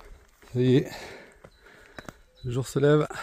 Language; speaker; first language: French; native; French